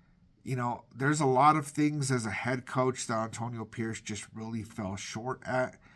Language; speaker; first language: English; native; English